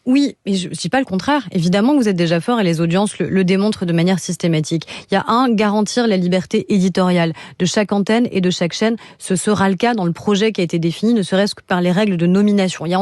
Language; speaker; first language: French; native; French